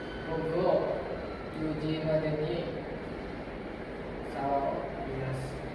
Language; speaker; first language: Japanese; non-native, learner; Indonesian